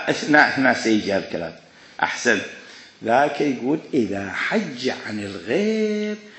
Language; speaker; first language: Arabic; native; Arabic